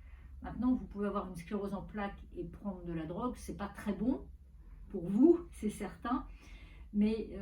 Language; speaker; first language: French; native; French